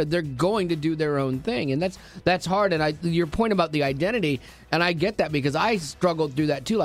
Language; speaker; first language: English; native; English